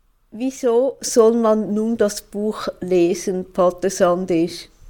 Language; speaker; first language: German; native; German